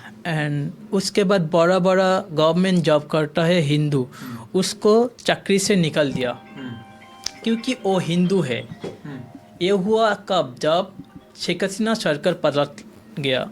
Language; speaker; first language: Hindi; non-native, learner; Bangla